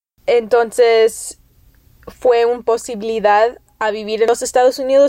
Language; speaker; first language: Spanish; early bilingual, heritage; English